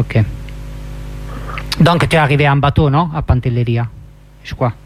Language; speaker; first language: French; non-native, fluent; Italian